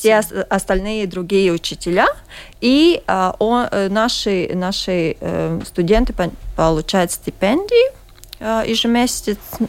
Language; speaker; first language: Russian; non-native, local second language; Latvian